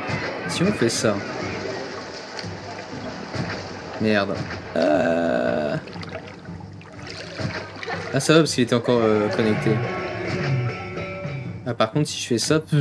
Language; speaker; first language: French; native; French